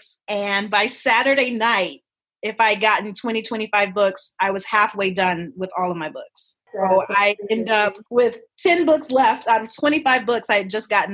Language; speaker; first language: English; native; English